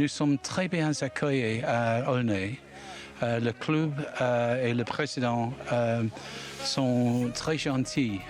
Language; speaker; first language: French; non-native, fluent; English